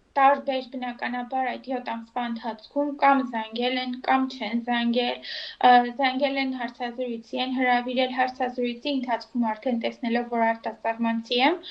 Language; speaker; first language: Armenian; native; Armenian